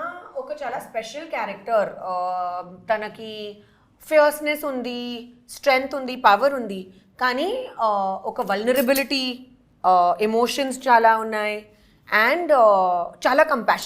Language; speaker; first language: Telugu; non-native, learner; Hindi